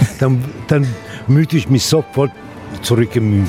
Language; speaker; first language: German; non-native, learner; Italian